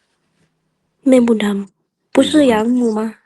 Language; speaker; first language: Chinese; non-native, learner; Lao